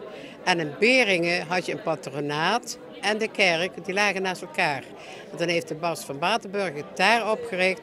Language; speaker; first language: Dutch; native; Dutch